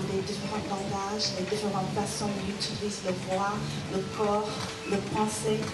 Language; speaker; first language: French; non-native, learner; English